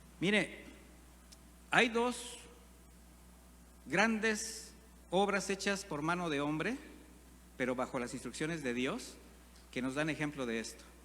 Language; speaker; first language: Spanish; native; Spanish